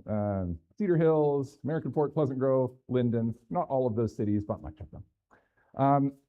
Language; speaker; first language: English; native; English